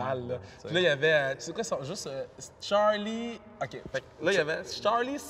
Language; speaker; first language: French; native; French